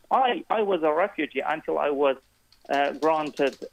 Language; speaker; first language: English; non-native, fluent; Kurdish